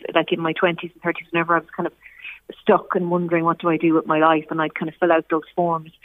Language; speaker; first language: English; native; English